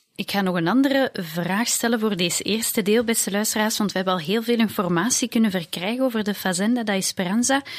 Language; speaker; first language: Dutch; native; Dutch